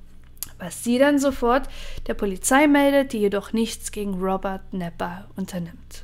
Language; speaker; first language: German; native; German